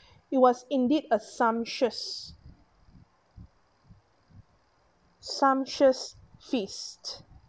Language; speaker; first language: English; non-native, local second language; Chinese